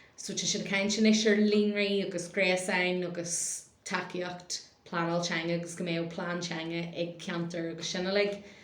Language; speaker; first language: Irish; non-native, local second language; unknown